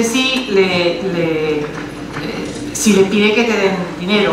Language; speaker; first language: Spanish; non-native, fluent; Italian